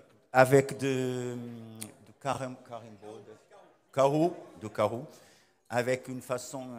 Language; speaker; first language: French; non-native, learner; Portuguese